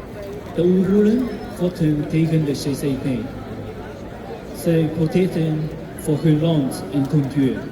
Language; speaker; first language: Dutch; non-native, fluent; Cantonese